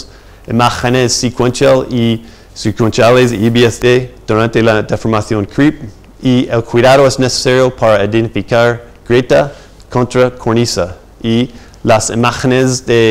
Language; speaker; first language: Spanish; non-native, fluent; English